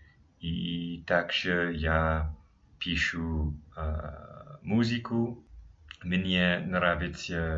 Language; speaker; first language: Russian; non-native, learner; English